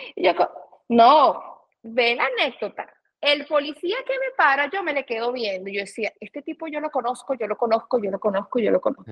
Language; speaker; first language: Spanish; native; Spanish